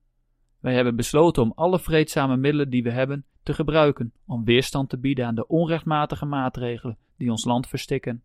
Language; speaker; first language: Dutch; native; Dutch